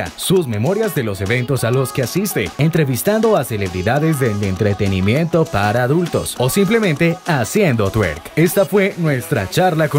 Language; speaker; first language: Spanish; native; Spanish